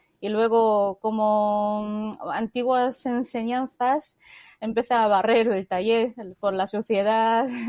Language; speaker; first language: Spanish; non-native, fluent; Korean